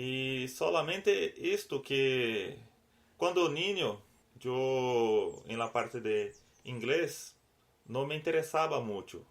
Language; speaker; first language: Spanish; non-native, learner; Portuguese